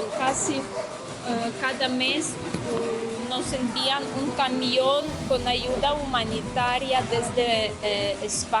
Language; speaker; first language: Spanish; non-native, fluent; Ukrainian